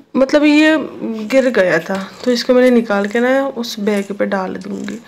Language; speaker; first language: Hindi; non-native, local second language; Assamese